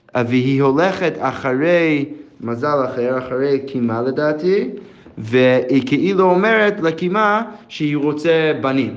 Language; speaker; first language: Hebrew; non-native, fluent; English